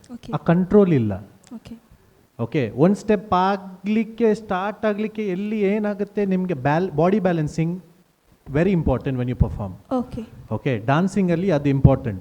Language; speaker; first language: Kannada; non-native, local second language; Tulu